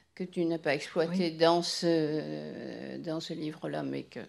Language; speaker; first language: French; native; French